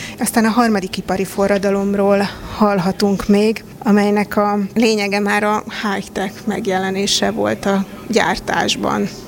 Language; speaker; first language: Hungarian; native; Hungarian